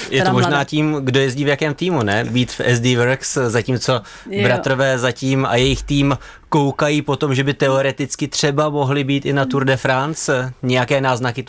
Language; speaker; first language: Czech; native; Czech